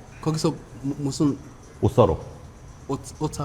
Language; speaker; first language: Korean; non-native, fluent; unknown